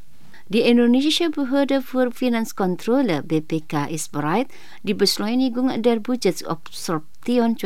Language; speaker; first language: German; non-native, fluent; Indonesian